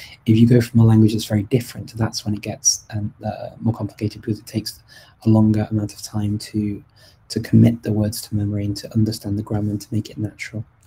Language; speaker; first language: English; native; English